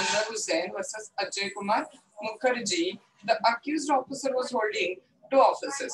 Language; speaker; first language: English; non-native, local second language; Marathi